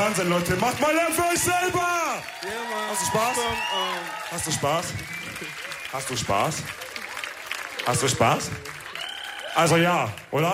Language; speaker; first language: German; early bilingual, other home language; Wolof